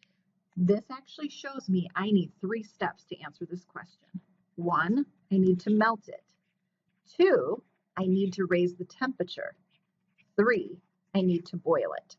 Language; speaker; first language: English; native; English